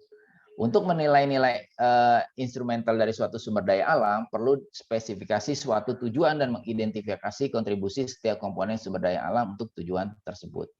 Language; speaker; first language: Indonesian; native; Indonesian